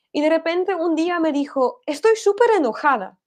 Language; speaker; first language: Spanish; non-native, fluent; Polish